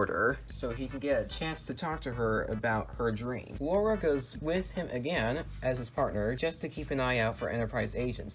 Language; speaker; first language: English; native; English